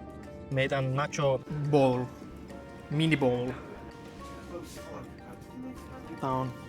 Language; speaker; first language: Finnish; non-native, learner; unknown